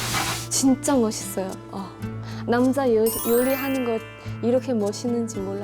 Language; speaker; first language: Korean; non-native, fluent; Chinese